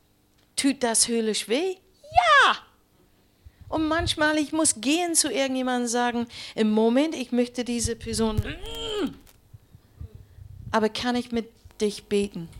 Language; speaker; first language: German; non-native, learner; English